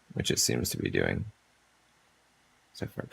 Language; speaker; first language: English; native; English